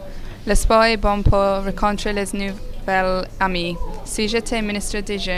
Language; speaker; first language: French; non-native, learner; English